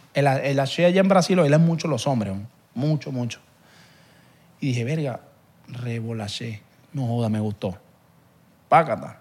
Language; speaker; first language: Spanish; native; Spanish